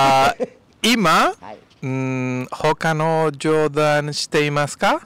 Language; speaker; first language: Japanese; non-native, learner; Spanish